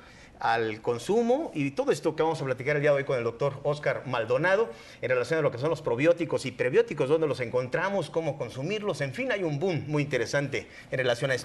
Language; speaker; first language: Spanish; native; Spanish